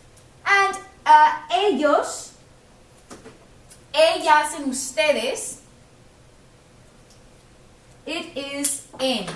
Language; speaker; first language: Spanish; non-native, fluent; English